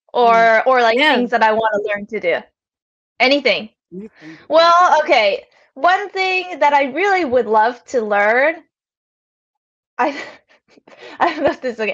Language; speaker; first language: English; native; English